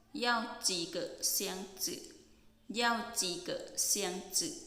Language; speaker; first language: Chinese; non-native, fluent; Thai